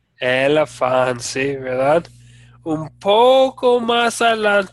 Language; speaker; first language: Spanish; non-native, fluent; English